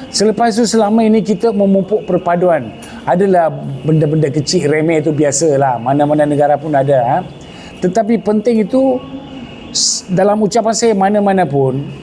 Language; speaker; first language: Malay; non-native, local second language; Tamil